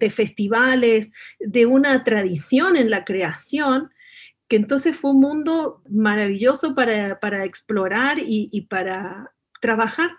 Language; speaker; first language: Spanish; native; Spanish